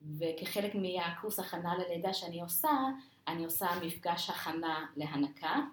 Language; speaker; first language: Hebrew; non-native, fluent; English